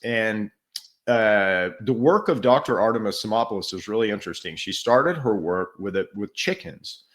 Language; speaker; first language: English; native; English